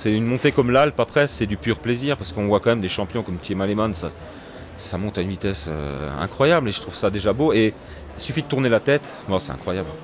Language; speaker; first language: French; native; French